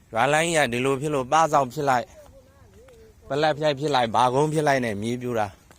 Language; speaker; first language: Burmese; native; Burmese